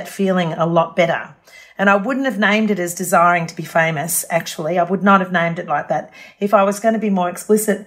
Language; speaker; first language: English; native; English